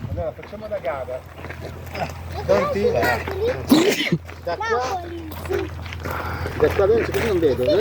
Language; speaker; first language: Italian; non-native, learner; Sinhala